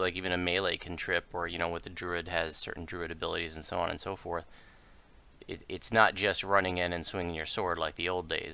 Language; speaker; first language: English; native; English